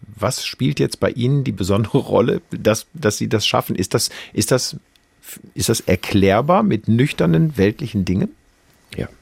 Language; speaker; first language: German; native; German